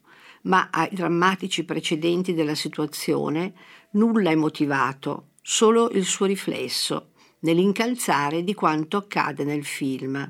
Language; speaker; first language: Italian; native; Italian